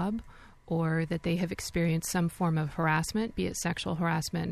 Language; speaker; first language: English; native; English